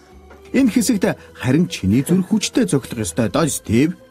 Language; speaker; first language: Mongolian; native; Mongolian